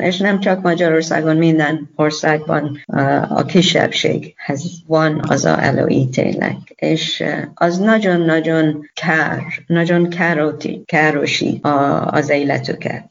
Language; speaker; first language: Hungarian; non-native, learner; Persian